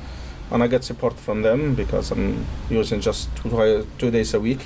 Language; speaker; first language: English; non-native, fluent; Arabic